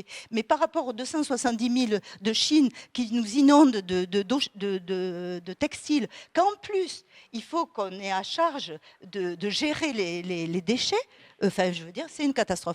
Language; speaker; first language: French; native; French